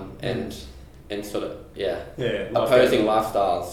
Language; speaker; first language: English; native; English